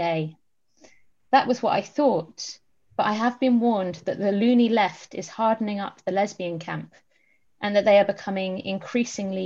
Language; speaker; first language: English; native; English